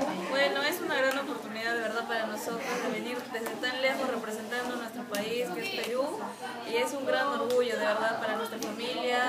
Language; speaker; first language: Spanish; native; Spanish